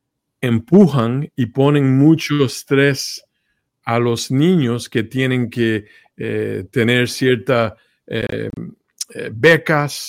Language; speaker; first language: Spanish; early bilingual, heritage; Spanish